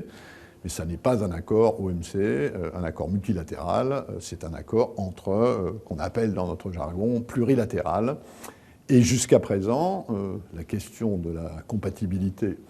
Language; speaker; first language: French; native; French